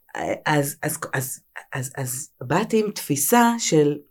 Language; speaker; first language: Hebrew; native; Hebrew